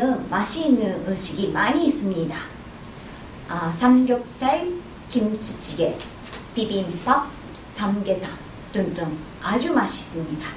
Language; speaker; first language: Korean; non-native, fluent; Japanese